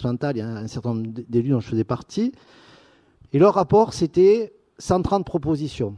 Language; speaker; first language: French; native; French